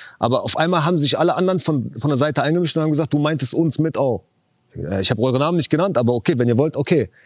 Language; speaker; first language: German; early bilingual, other home language; Chechen